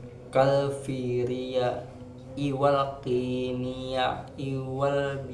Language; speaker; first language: Arabic; non-native, learner; Indonesian